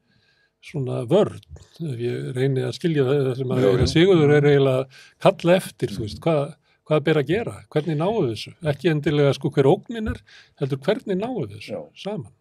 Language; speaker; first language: Icelandic; native; Icelandic